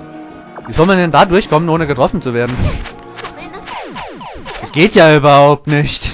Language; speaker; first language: German; native; German